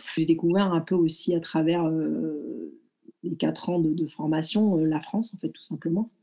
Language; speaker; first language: French; early bilingual, other home language; Arabic